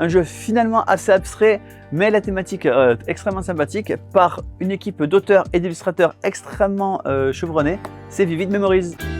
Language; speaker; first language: French; native; French